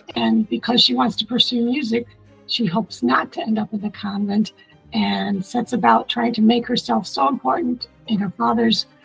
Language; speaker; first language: English; early bilingual, other home language; Italian